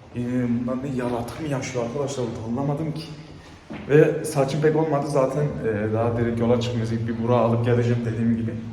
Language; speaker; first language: Turkish; early bilingual, heritage; Turkish